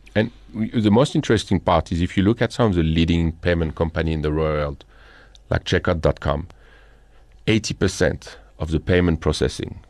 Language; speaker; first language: English; non-native, fluent; French